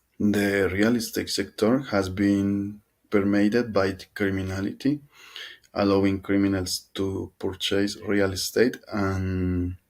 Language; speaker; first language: English; non-native, learner; Spanish